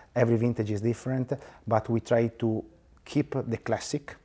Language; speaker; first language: English; non-native, fluent; Italian